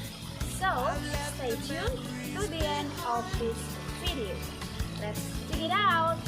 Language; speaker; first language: English; non-native, fluent; Indonesian